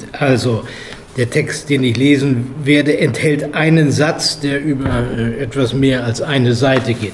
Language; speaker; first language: German; native; German